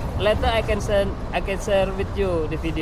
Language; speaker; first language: English; non-native, learner; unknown